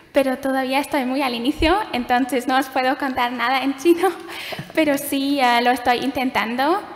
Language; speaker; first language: Spanish; non-native, fluent; German